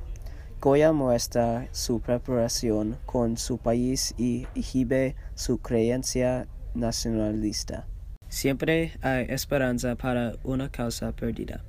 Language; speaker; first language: Spanish; non-native, learner; English